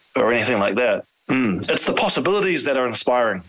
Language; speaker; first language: English; native; English